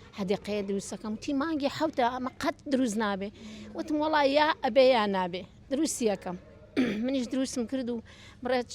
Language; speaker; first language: Central Kurdish; non-native, local second language; Gurani